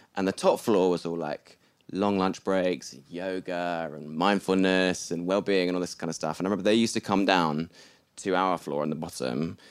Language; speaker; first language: English; native; English